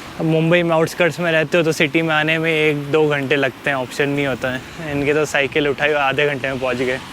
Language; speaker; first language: Hindi; native; Hindi